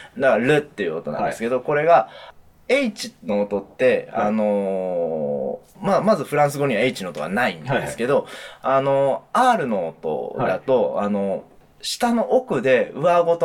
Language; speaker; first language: Japanese; native; Japanese